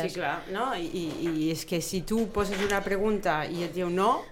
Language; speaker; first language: Catalan; non-native, fluent; Spanish